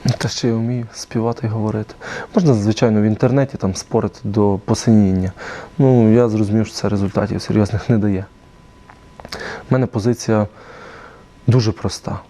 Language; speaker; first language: Ukrainian; native; Ukrainian